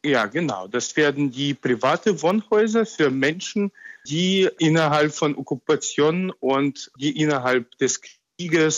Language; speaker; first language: German; non-native, fluent; Ukrainian